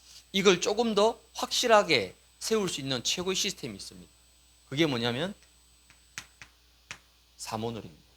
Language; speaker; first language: Korean; native; Korean